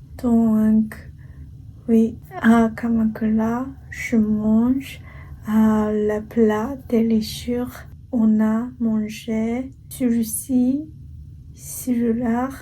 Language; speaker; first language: French; non-native, learner; Japanese